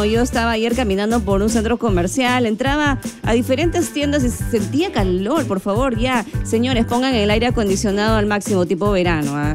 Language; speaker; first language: Spanish; native; Spanish